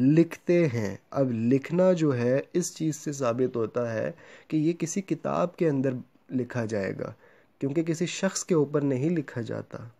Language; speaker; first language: Urdu; native; Urdu